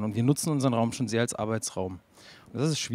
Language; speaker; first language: German; native; German